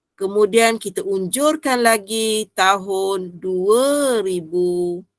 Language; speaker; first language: Malay; native; Malay